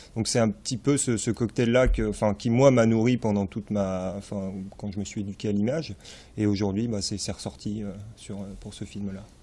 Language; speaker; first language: French; native; French